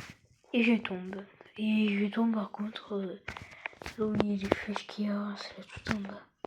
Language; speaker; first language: French; native; French